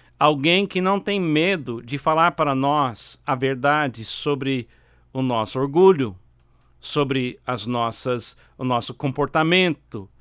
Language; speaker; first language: Portuguese; non-native, fluent; English